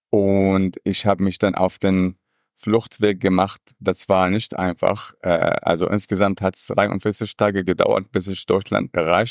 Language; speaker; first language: German; non-native, fluent; Arabic